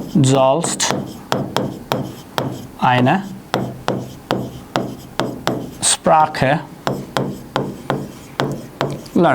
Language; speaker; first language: German; non-native, fluent; Hindi